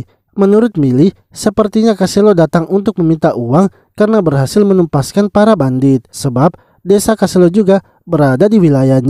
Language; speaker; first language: Indonesian; native; Indonesian